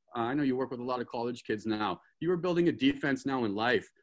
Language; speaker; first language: English; native; English